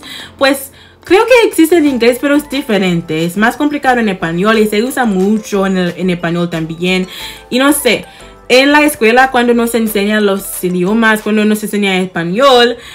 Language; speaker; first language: Spanish; non-native, fluent; English